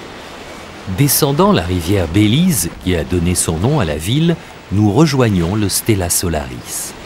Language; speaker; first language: French; native; French